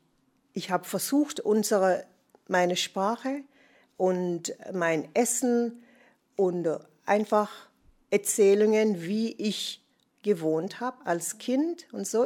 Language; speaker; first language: German; non-native, fluent; English